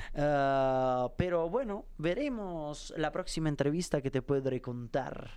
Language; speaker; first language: Spanish; non-native, fluent; Italian